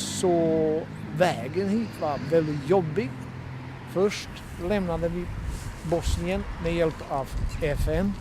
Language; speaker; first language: Swedish; non-native, fluent; Bosnian